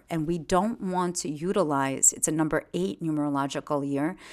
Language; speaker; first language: English; early bilingual, other home language; Russian